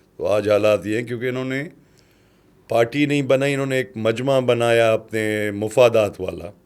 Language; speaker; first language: Urdu; non-native, local second language; Sindhi